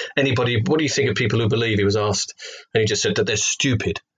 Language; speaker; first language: English; native; English